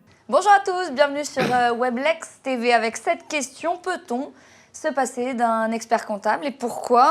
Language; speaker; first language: French; native; French